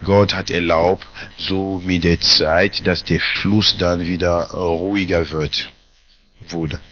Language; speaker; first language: German; non-native, fluent; French